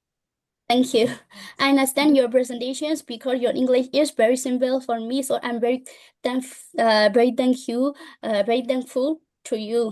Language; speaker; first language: English; non-native, learner; Burmese